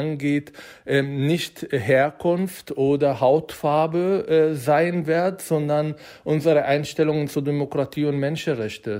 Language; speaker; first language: German; non-native, fluent; Arabic